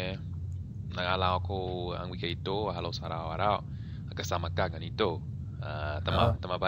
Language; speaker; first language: Filipino; non-native, learner; English